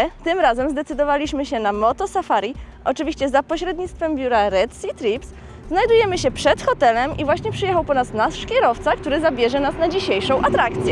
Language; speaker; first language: Polish; native; Polish